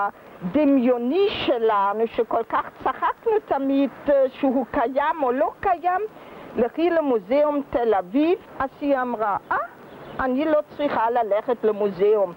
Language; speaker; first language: Hebrew; early bilingual, other home language; German